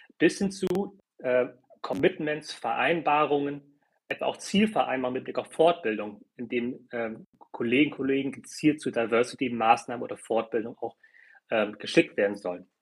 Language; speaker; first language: German; early bilingual, other home language; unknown